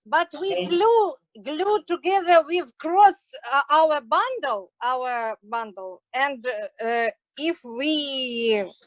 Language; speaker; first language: English; non-native, learner; Russian